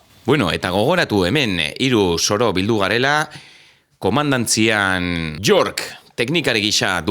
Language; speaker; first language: Basque; native; Basque